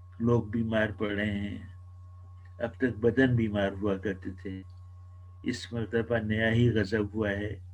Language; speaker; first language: Urdu; native; Urdu